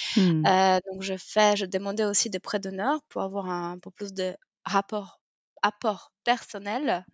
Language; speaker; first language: French; non-native, fluent; Polish